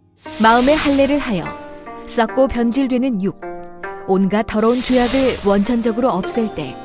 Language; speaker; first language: Korean; native; Korean